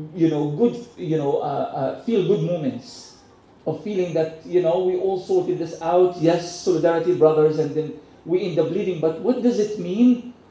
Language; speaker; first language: English; non-native, fluent; Arabic